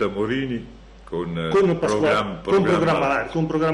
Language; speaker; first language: Italian; native; Italian